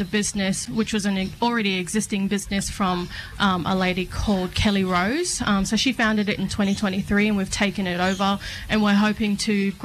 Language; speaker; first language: English; native; English